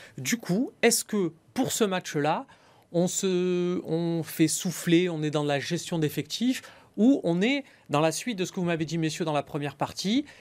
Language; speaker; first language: French; native; French